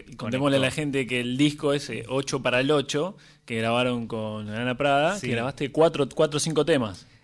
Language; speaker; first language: Spanish; native; Spanish